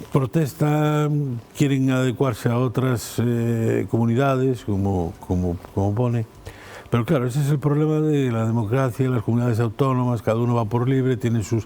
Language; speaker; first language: Spanish; native; Spanish